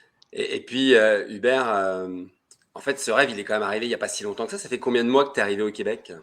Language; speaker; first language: French; native; French